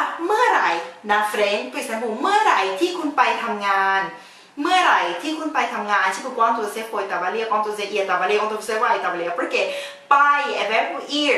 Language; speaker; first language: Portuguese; non-native, fluent; Thai